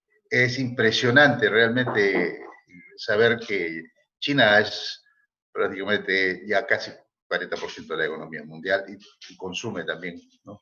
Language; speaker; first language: Spanish; native; Spanish